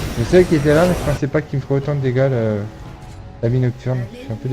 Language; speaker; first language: French; native; French